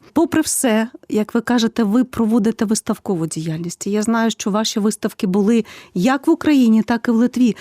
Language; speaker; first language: Ukrainian; native; Ukrainian